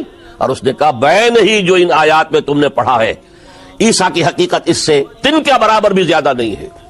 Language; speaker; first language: Urdu; native; Urdu